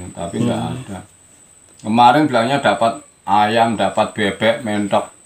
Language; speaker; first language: Indonesian; non-native, local second language; Javanese